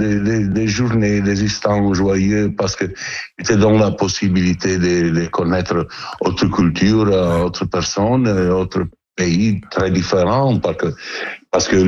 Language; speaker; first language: French; non-native, learner; Italian